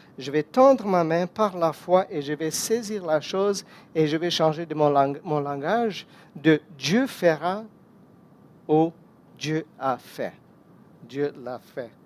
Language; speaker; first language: French; non-native, fluent; English